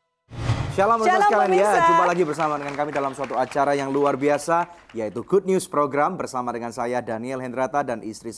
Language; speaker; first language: Indonesian; native; Indonesian